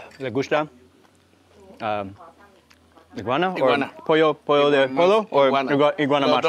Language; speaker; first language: Spanish; non-native, learner; English